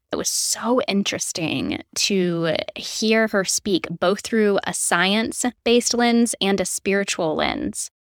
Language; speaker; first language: English; native; English